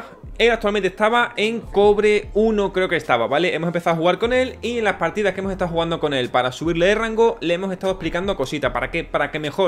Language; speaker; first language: Spanish; native; Spanish